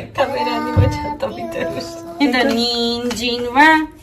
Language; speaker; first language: Japanese; non-native, learner; Georgian